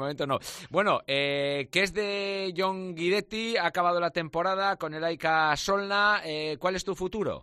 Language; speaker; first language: Spanish; native; Spanish